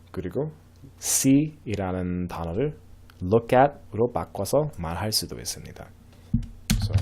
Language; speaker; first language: Korean; non-native, fluent; English